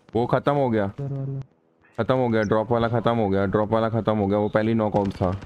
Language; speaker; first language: Hindi; native; Hindi